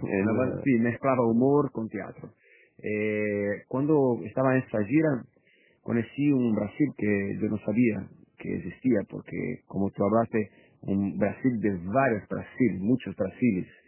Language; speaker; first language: Spanish; non-native, fluent; Portuguese